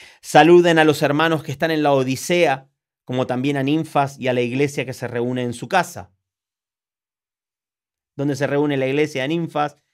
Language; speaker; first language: Spanish; native; Spanish